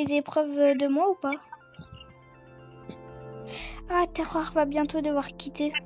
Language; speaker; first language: French; native; French